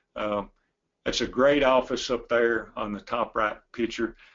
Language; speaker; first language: English; native; English